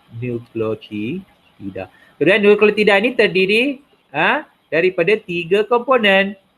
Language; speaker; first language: Malay; non-native, local second language; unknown